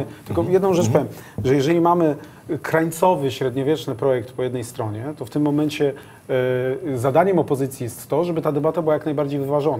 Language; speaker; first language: Polish; native; Polish